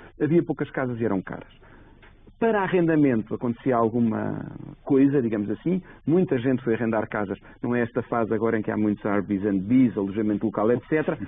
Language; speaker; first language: Portuguese; native; Portuguese